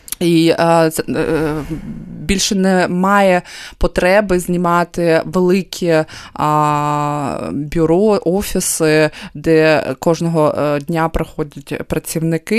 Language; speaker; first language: Ukrainian; non-native, local second language; Russian